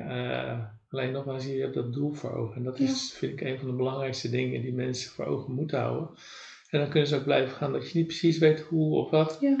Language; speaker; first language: Dutch; native; Dutch